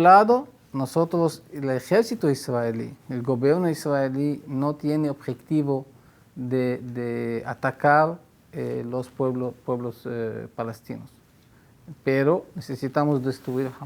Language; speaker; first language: Spanish; non-native, fluent; Hebrew